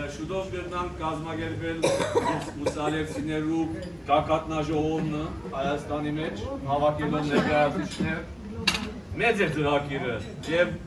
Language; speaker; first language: Armenian; early bilingual, heritage; Armenian